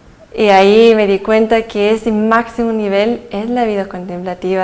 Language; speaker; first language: Spanish; early bilingual, heritage; Spanish